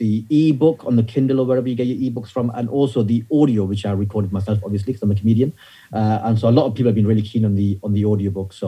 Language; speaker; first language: English; native; English